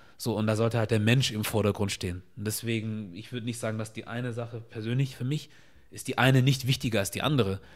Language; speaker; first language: German; early bilingual, other home language; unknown